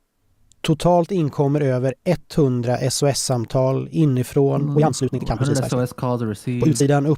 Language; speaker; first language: Swedish; native; Swedish